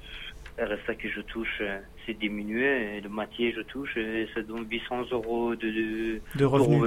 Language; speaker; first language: French; non-native, learner; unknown